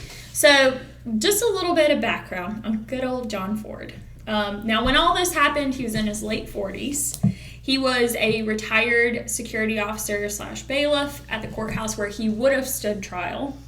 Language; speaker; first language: English; native; English